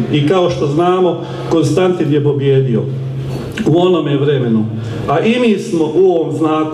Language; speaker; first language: Croatian; native; Croatian